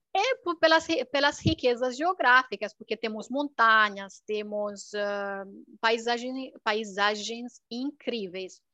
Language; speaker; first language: Portuguese; non-native, fluent; Romanian